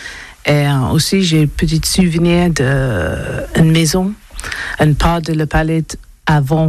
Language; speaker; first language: French; non-native, learner; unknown